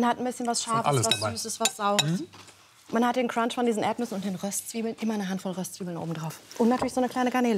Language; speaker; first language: German; native; German